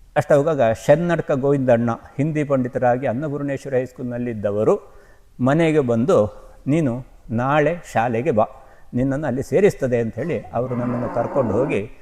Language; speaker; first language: Kannada; native; Kannada